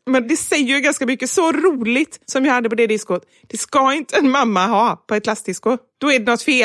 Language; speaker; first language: Swedish; native; Swedish